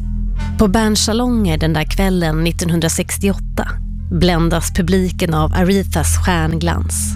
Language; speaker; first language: Swedish; native; Swedish